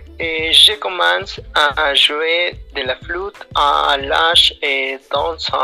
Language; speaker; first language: French; non-native, learner; Spanish